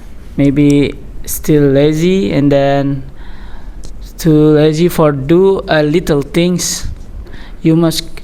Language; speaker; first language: English; non-native, learner; Indonesian